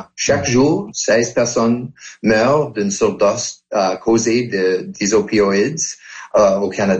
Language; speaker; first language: French; non-native, local second language; English